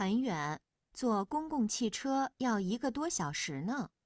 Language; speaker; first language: Chinese; non-native, learner; Vietnamese